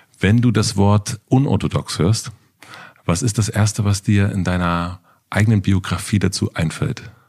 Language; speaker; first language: German; native; German